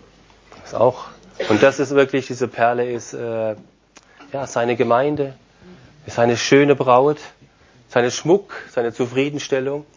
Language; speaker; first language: German; non-native, fluent; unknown